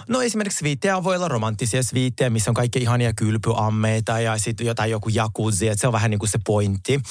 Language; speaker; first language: Finnish; non-native, fluent; Russian